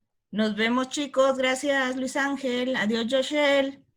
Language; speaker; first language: Spanish; native; Spanish